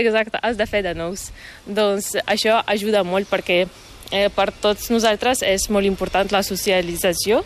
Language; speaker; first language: Catalan; non-native, fluent; Ukrainian